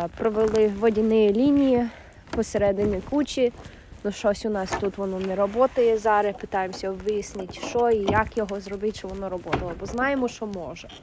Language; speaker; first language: Ukrainian; early bilingual, heritage; Ukrainian